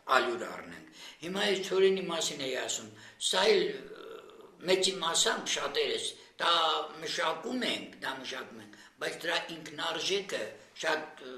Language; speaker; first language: Armenian; native; Armenian